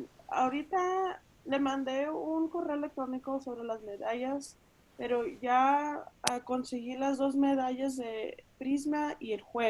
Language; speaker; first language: Spanish; early bilingual, heritage; Spanish